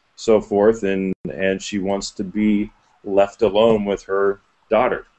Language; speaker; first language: English; native; English